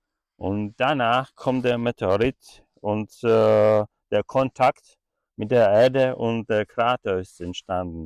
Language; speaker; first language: German; non-native, fluent; Czech